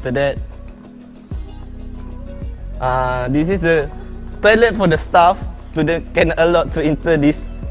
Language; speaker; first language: English; non-native, learner; Indonesian